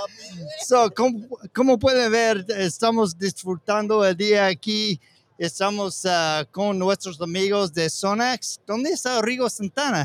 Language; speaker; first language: Spanish; non-native, learner; English